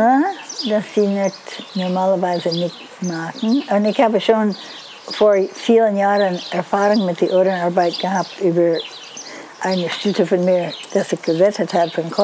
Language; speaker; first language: German; non-native, fluent; English